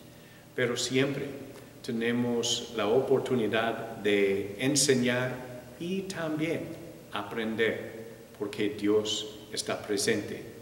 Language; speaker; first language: Spanish; non-native, fluent; English